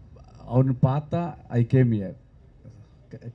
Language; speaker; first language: Tamil; non-native, learner; Telugu